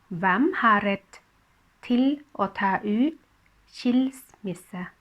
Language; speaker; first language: Norwegian; non-native, fluent; Thai